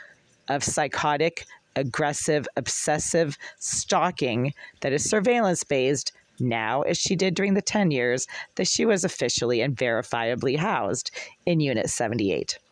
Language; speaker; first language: English; native; English